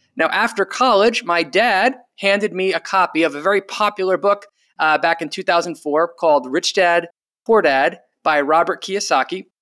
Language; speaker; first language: English; native; English